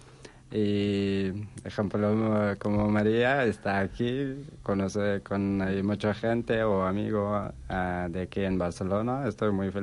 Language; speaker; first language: Spanish; non-native, learner; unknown